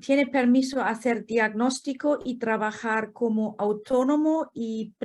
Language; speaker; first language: Spanish; non-native, fluent; German